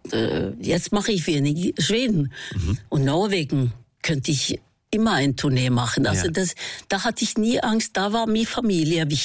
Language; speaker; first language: German; non-native, fluent; Norwegian